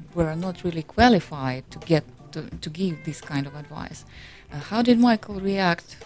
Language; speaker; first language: English; non-native, fluent; Russian